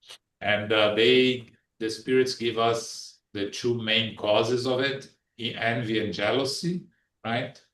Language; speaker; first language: English; non-native, fluent; Portuguese